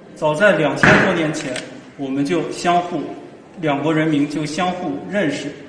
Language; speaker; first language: Chinese; native; Chinese